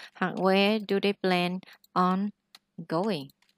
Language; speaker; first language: English; non-native, fluent; Vietnamese